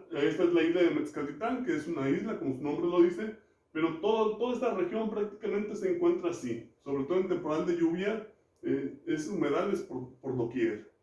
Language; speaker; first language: Spanish; native; Spanish